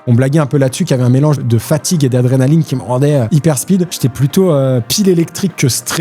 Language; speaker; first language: French; native; French